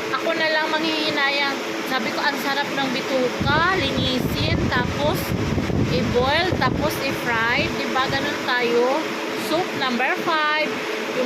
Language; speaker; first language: Filipino; native; Filipino